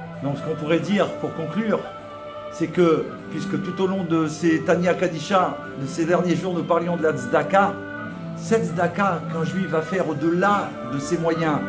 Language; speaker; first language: French; native; French